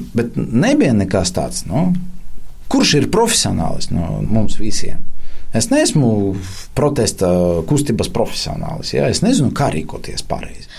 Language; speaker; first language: Latvian; non-native, local second language; Russian